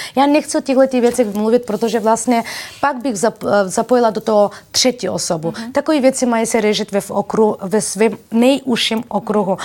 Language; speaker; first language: Czech; non-native, fluent; Bulgarian